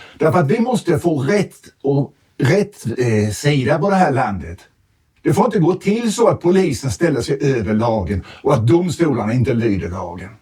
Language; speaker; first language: Swedish; native; Swedish